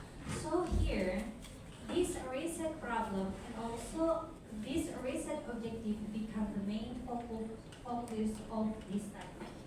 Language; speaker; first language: English; non-native, learner; Indonesian